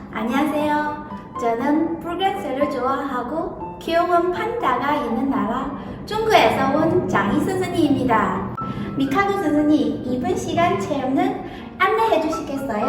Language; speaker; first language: Korean; non-native, fluent; Chinese